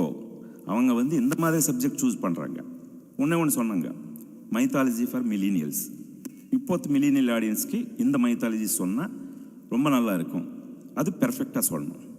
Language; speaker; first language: Tamil; non-native, fluent; Telugu